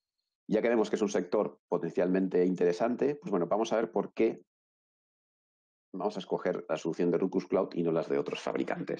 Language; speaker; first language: Spanish; native; Spanish